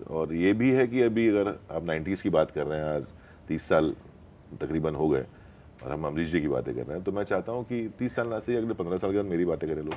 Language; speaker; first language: Hindi; non-native, local second language; Marathi